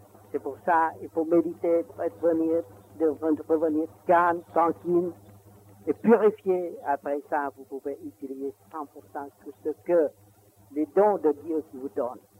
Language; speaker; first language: French; non-native, learner; Vietnamese